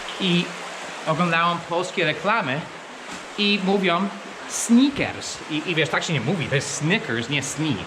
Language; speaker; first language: Polish; non-native, fluent; English